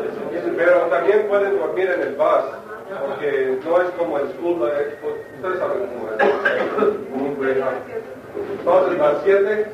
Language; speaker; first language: Spanish; non-native, fluent; English